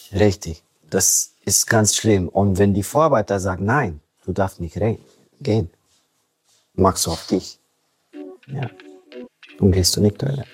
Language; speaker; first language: German; non-native, learner; Romanian